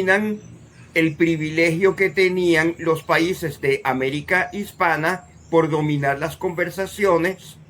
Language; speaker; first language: Spanish; native; Spanish